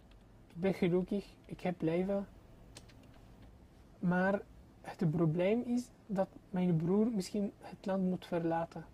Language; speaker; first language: Dutch; non-native, learner; Arabic